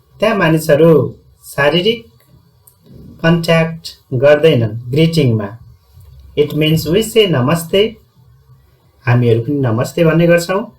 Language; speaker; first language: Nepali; native; Nepali